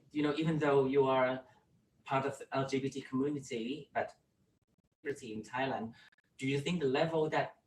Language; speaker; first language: English; non-native, learner; Thai